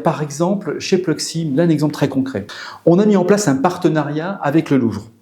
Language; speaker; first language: French; native; French